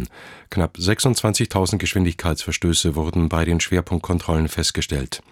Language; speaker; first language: German; native; German